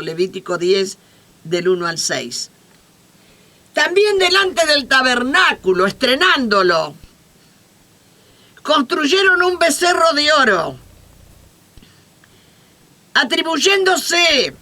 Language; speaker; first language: Spanish; native; Spanish